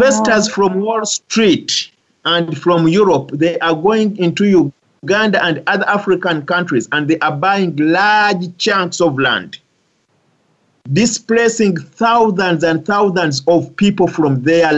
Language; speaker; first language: English; non-native, local second language; Ganda